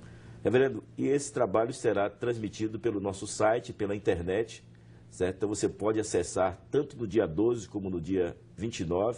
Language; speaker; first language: Portuguese; native; Portuguese